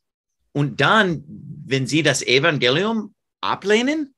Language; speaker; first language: German; non-native, fluent; English